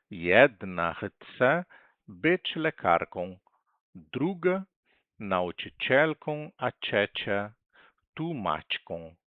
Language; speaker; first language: Polish; non-native, fluent; Portuguese